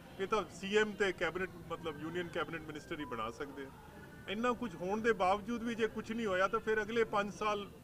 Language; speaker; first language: Punjabi; native; Punjabi